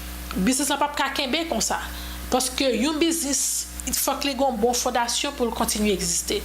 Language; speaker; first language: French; non-native, local second language; Haitian Creole